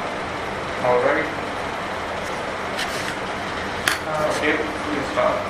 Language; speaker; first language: English; non-native, local second language; Punjabi